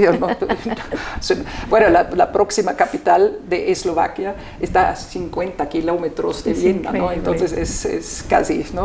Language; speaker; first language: Spanish; non-native, fluent; German